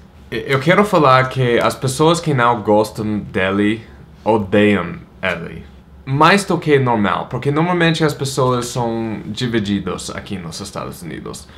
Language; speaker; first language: Portuguese; non-native, fluent; English